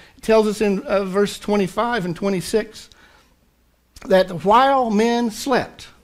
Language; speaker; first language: English; native; English